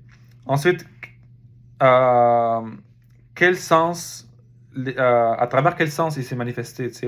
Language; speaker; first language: French; native; French